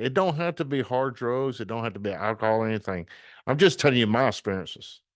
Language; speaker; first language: English; native; English